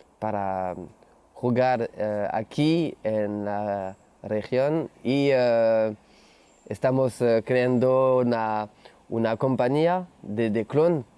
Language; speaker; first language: Spanish; non-native, learner; French